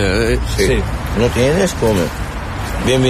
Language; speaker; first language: Spanish; non-native, learner; Arabic